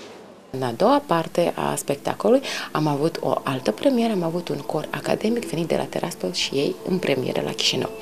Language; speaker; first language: Romanian; native; Romanian